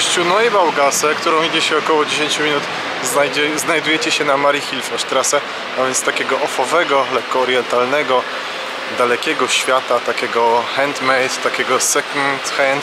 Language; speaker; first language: Polish; native; Polish